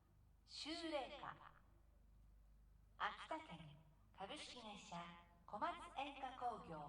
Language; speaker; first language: Japanese; native; Japanese